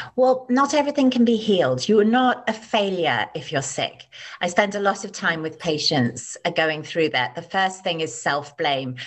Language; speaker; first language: English; native; English